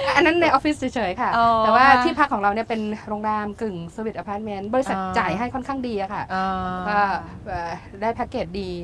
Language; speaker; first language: Thai; native; Thai